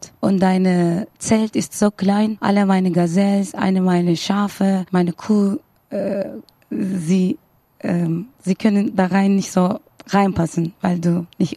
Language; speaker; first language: German; non-native, learner; Kurdish